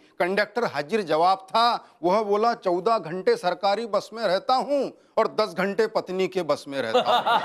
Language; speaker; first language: Hindi; non-native, local second language; Telugu